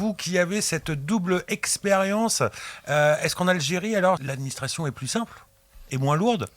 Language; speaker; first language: French; native; French